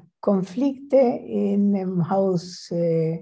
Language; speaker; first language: German; non-native, fluent; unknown